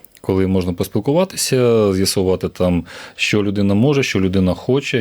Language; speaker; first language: Ukrainian; native; Ukrainian